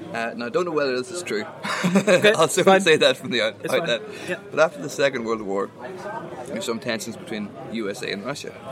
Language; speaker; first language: English; native; English